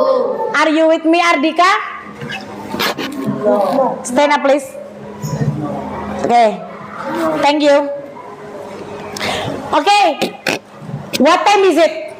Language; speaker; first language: English; non-native, learner; Indonesian